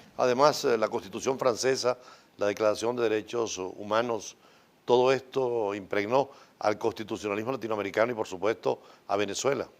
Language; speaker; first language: Spanish; native; Spanish